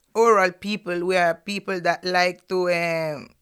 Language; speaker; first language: English; non-native, fluent; Spanish